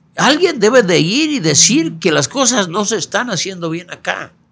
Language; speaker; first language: Spanish; native; Spanish